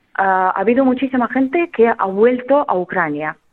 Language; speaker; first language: Spanish; non-native, fluent; Ukrainian